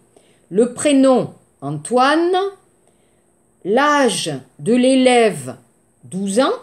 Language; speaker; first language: French; native; French